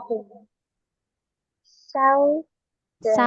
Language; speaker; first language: English; non-native, learner; Vietnamese